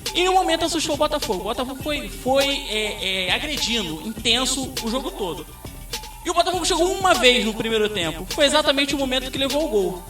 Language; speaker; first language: Portuguese; native; Portuguese